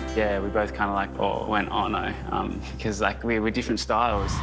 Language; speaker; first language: English; native; English